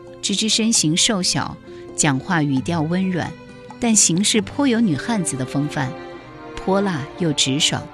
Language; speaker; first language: Chinese; native; Chinese